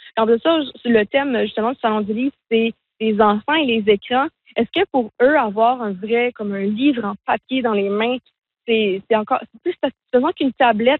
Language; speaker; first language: French; native; French